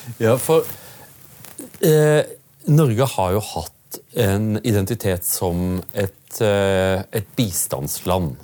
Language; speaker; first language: Norwegian; native; Norwegian